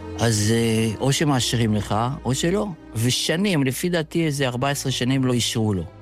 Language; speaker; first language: Hebrew; early bilingual, other home language; Yiddish